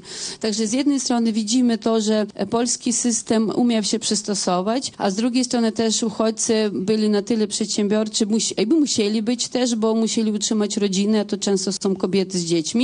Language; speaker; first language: Polish; non-native, fluent; Ukrainian